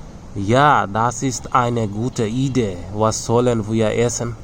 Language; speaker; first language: German; non-native, learner; Bangla